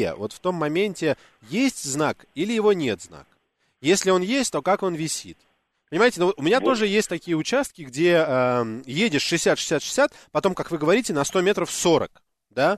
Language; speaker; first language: Russian; native; Russian